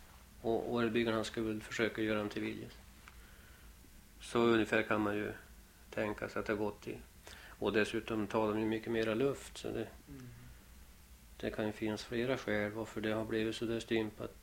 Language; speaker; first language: Swedish; native; Swedish